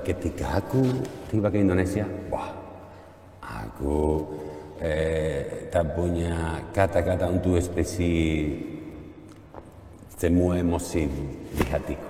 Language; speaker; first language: Indonesian; non-native, learner; Spanish